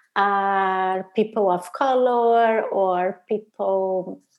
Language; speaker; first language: English; non-native, fluent; Portuguese